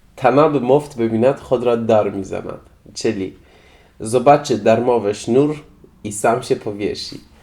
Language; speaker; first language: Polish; non-native, fluent; Persian